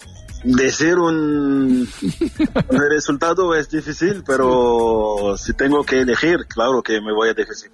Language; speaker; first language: Spanish; non-native, fluent; French